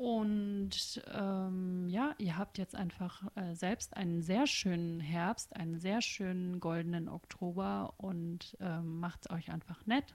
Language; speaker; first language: German; native; German